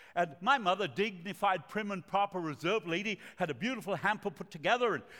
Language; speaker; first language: English; non-native, fluent; Spanish